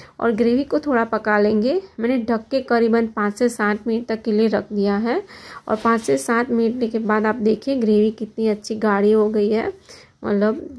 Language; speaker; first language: Hindi; non-native, local second language; Gujarati